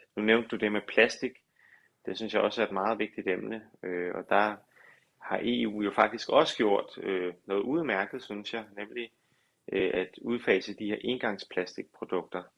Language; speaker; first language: Danish; native; Danish